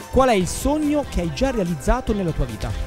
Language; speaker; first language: Italian; native; Italian